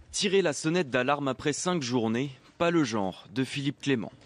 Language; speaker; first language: French; native; French